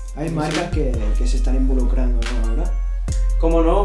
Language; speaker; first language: Spanish; early bilingual, other home language; English